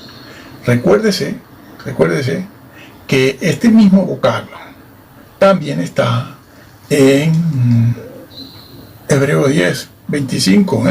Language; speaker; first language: Spanish; native; Spanish